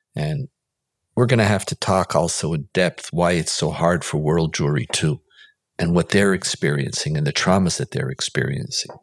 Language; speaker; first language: English; non-native, fluent; Hebrew